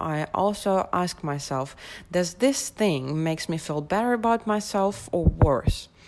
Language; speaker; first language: English; non-native, fluent; Russian